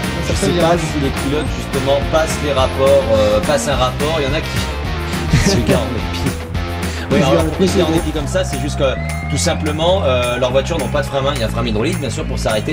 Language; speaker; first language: French; native; French